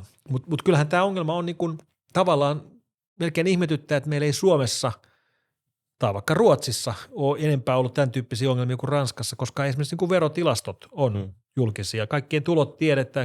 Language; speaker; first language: Finnish; native; Finnish